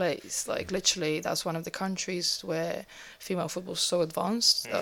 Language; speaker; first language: English; non-native, fluent; Bulgarian